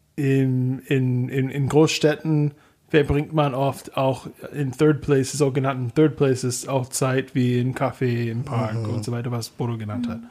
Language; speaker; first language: German; non-native, fluent; English